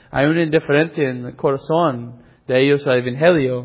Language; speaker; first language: Spanish; non-native, learner; English